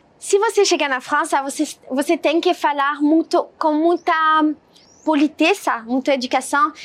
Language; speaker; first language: Portuguese; non-native, fluent; French